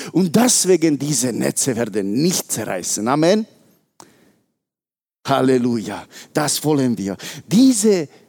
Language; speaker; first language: German; non-native, fluent; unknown